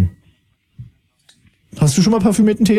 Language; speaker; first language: German; native; German